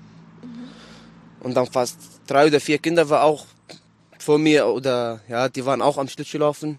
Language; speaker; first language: German; non-native, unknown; Arabic